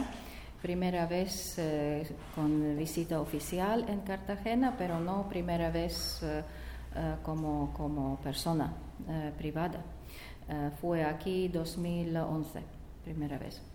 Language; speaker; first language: Spanish; non-native, learner; Latvian